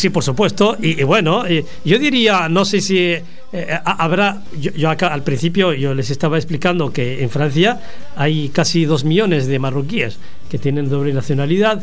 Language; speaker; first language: Spanish; non-native, fluent; Arabic